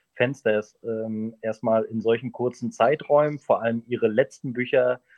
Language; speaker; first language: German; native; German